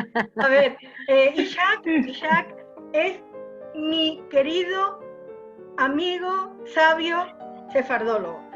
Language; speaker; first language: Spanish; native; Spanish